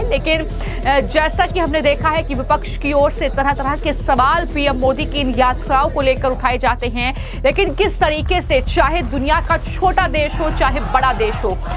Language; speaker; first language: Hindi; native; Hindi